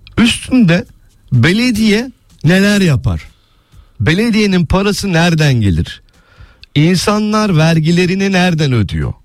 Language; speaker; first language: Turkish; early bilingual, heritage; Turkish